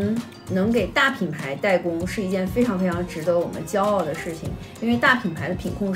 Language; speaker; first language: Chinese; native; Chinese